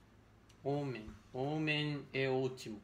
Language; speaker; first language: Portuguese; non-native, learner; Japanese